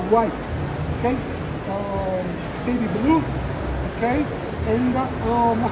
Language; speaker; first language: English; non-native, learner; Italian